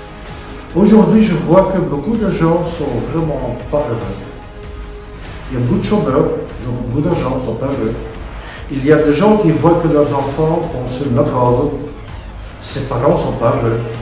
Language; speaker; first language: French; non-native, local second language; Dutch